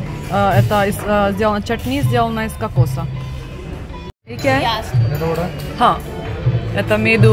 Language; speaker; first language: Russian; early bilingual, heritage; Russian